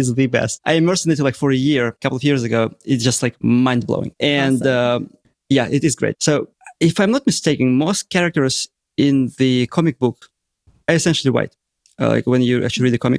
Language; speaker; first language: English; non-native, fluent; Russian